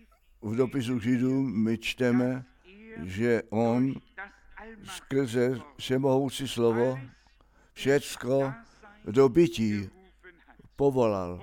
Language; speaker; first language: Czech; non-native, fluent; German